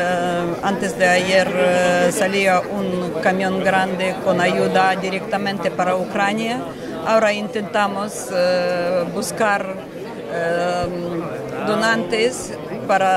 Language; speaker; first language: Spanish; non-native, learner; Ukrainian